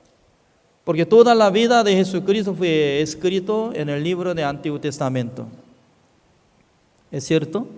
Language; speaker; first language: Spanish; non-native, fluent; Korean